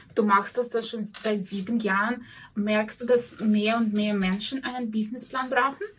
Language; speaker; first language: German; non-native, fluent; Russian